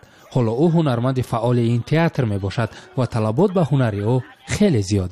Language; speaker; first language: Tajik; native; Tajik